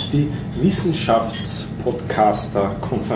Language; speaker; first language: German; native; German